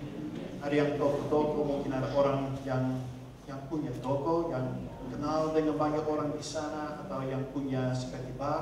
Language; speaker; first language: Indonesian; non-native, fluent; Dutch